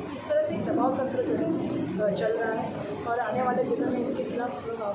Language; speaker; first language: Hindi; non-native, local second language; Marathi